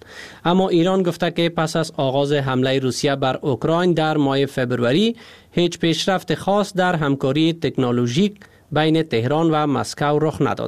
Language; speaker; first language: Persian; native; Persian